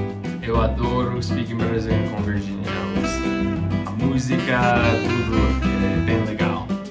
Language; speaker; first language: Portuguese; non-native, fluent; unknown